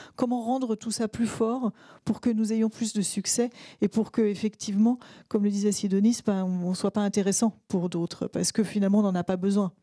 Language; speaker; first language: French; native; French